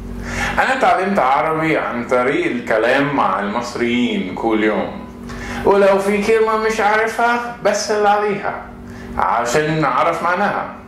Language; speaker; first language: Arabic; non-native, fluent; English